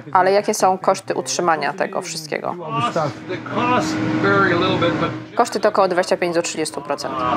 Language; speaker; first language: Polish; native; Polish